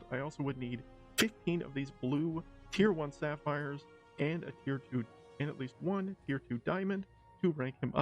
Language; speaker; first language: English; native; English